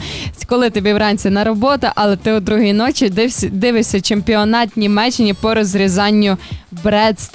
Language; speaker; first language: Ukrainian; native; Ukrainian